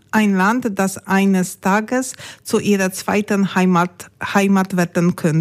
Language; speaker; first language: German; non-native, learner; Polish